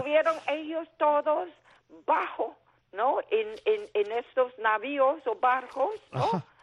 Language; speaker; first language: Spanish; non-native, fluent; Chinese